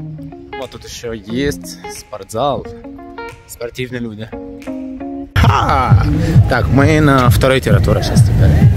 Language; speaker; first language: Russian; non-native, learner; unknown